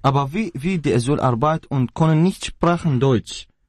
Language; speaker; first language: German; non-native, learner; Arabic